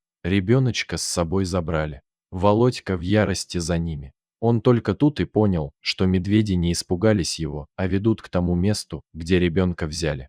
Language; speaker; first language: Russian; native; Russian